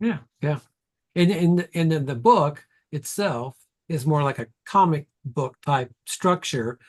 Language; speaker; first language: English; native; English